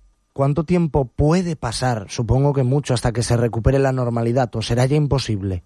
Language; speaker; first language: Spanish; native; Spanish